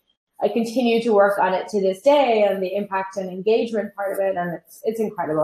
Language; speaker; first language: English; native; English